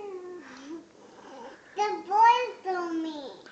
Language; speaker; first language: Portuguese; early bilingual, heritage; Portuguese